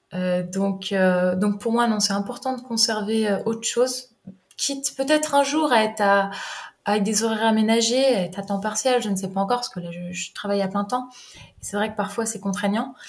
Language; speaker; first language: French; native; French